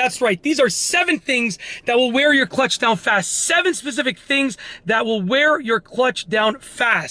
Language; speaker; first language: English; native; English